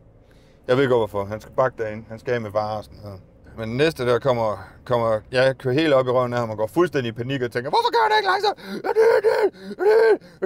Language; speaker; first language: Danish; native; Danish